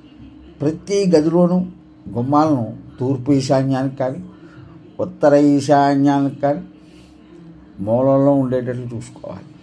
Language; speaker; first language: Telugu; native; Telugu